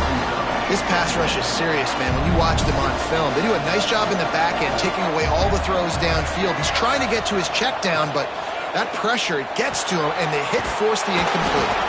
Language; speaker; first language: English; native; English